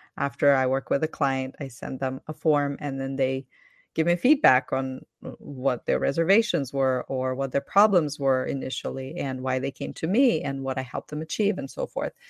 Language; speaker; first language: English; non-native, fluent; Ukrainian